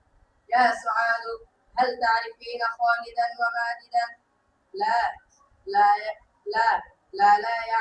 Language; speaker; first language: Arabic; non-native, learner; Bangla